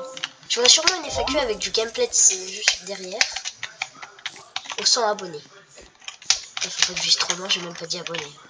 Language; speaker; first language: French; native; French